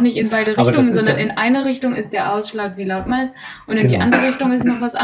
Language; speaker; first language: German; native; German